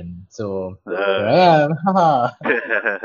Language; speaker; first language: English; non-native, local second language; Malay